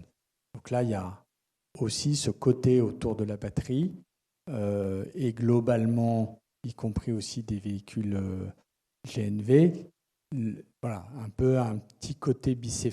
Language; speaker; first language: French; native; French